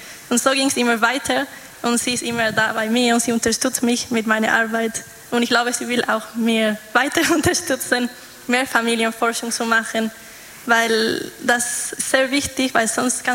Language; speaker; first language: German; non-native, fluent; Polish